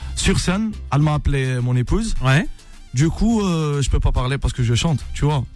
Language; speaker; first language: French; non-native, local second language; Arabic